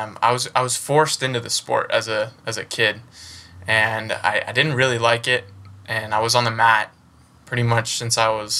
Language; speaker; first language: English; native; English